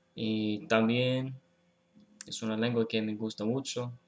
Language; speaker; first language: Spanish; non-native, fluent; English